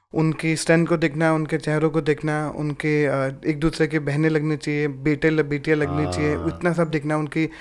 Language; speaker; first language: Hindi; native; Hindi